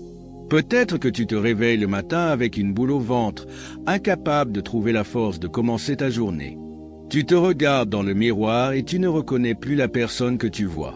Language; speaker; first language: French; native; French